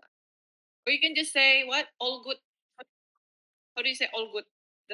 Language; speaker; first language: English; non-native, fluent; Indonesian